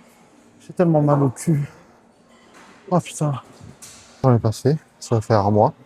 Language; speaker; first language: French; native; French